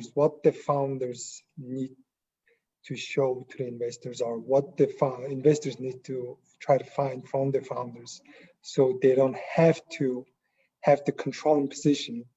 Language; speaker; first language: English; non-native, fluent; Mongolian